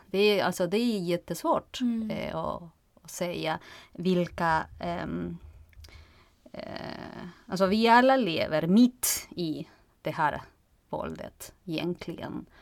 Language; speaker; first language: Swedish; non-native, fluent; Spanish